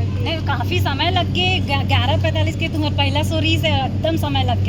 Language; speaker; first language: Hindi; non-native, local second language; Chhattisgarhi